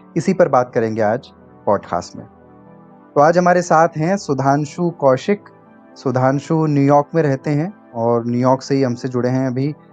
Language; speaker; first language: Hindi; native; Hindi